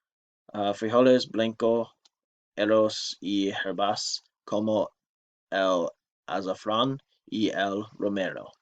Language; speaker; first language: Spanish; non-native, learner; English